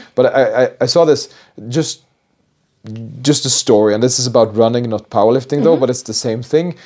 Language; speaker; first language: English; non-native, fluent; Norwegian